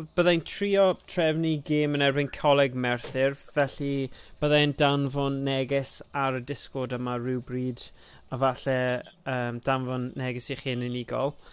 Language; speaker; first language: Welsh; non-native, local second language; English